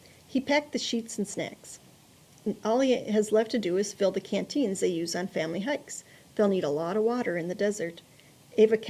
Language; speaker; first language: English; native; English